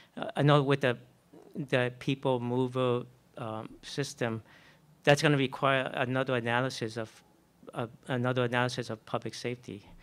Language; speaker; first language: English; native; English